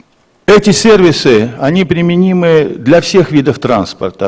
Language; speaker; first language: Russian; native; Russian